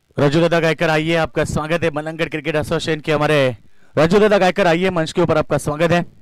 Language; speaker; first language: Hindi; non-native, local second language; Marathi